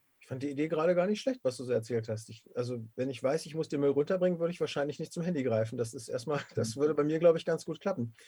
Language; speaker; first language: German; native; German